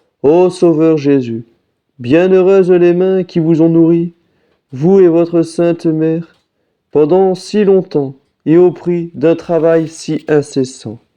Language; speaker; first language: French; native; French